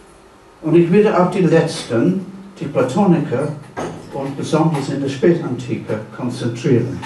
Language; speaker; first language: German; non-native, fluent; English